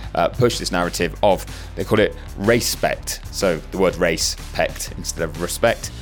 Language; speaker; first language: English; native; English